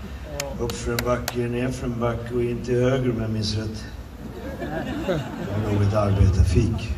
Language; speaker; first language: Swedish; native; Swedish